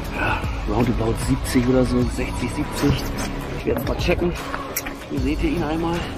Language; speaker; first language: German; native; German